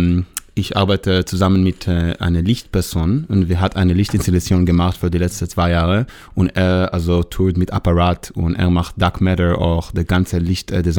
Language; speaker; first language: German; non-native, learner; Hebrew